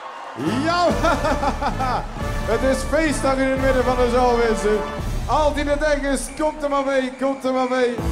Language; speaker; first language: Dutch; native; Dutch